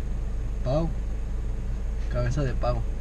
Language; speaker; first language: Portuguese; non-native, learner; Nepali